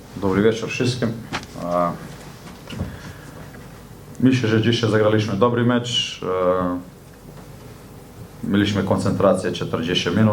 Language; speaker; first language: Polish; non-native, learner; Slovenian